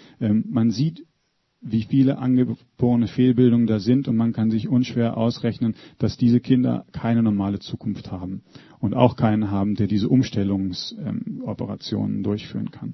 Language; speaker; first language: German; native; German